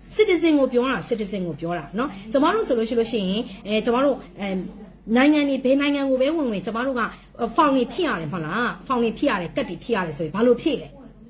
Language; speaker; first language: Burmese; non-native, local second language; S'gaw Karen